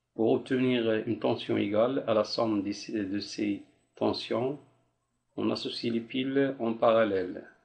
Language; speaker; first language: French; non-native, local second language; Arabic